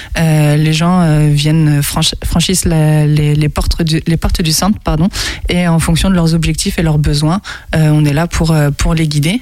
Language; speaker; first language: French; native; French